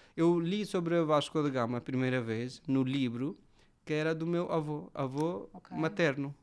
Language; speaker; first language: Portuguese; non-native, fluent; Hindi